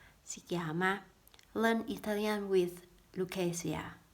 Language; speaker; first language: Italian; non-native, learner; Thai